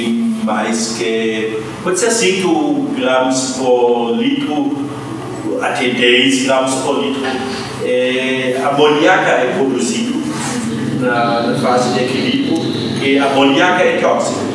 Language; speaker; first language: Portuguese; non-native, fluent; German